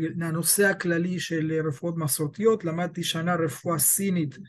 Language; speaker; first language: Hebrew; early bilingual, other home language; Spanish